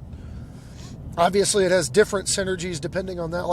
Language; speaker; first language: English; native; English